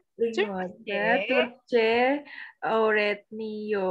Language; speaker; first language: Turkish; non-native, learner; Indonesian